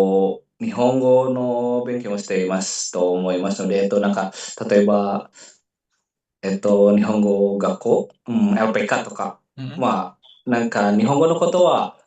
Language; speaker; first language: Japanese; non-native, fluent; Indonesian